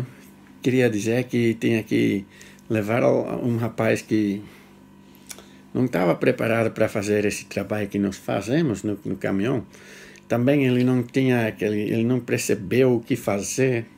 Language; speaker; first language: Portuguese; non-native, fluent; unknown